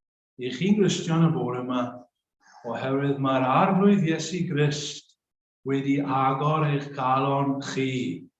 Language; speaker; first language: Welsh; native; Welsh